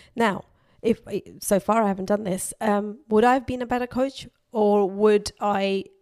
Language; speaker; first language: English; non-native, local second language; Urdu